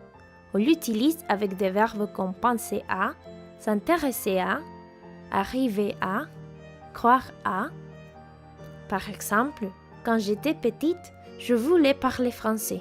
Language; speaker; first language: French; non-native, fluent; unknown